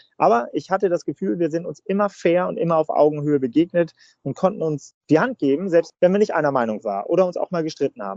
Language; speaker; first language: German; native; German